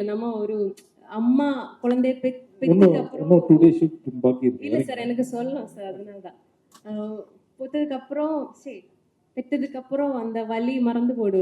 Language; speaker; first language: Tamil; non-native, learner; Malayalam